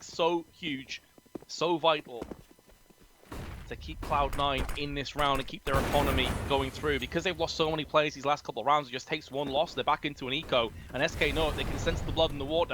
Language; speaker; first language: English; native; English